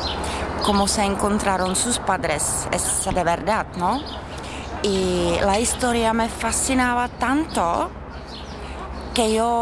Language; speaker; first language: Spanish; non-native, fluent; Czech